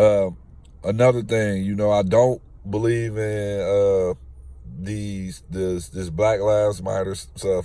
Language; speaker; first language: English; native; English